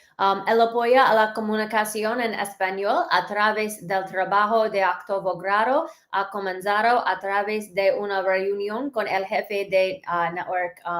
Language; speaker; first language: Spanish; early bilingual, heritage; English